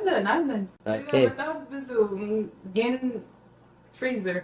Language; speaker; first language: Amharic; non-native, learner; Arabic